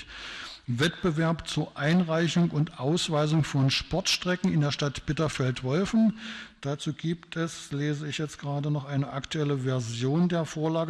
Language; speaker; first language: German; native; German